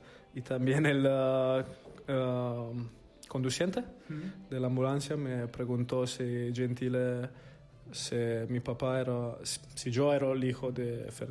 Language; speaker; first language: Spanish; non-native, learner; Italian